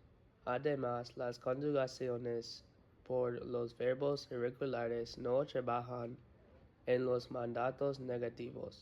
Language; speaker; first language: Spanish; non-native, learner; English